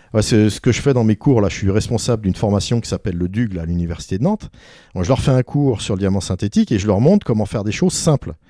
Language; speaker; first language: French; native; French